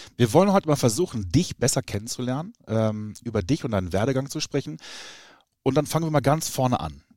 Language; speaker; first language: German; native; German